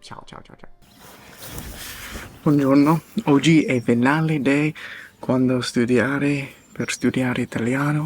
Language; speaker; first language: Italian; non-native, learner; English